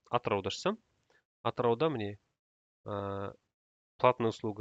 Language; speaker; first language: Russian; non-native, local second language; Kazakh